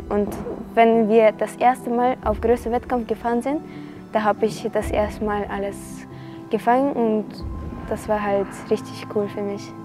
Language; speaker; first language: German; non-native, fluent; Russian